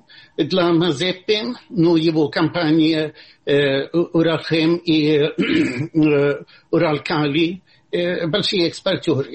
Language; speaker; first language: Russian; non-native, fluent; Swedish